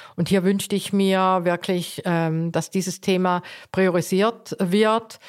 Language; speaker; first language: German; native; German